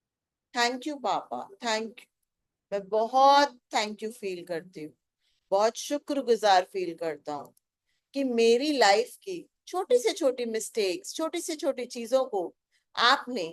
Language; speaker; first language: Hindi; native; Hindi